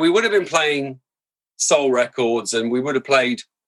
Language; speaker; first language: English; native; English